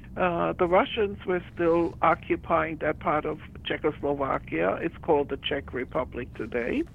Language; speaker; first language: English; early bilingual, other home language; German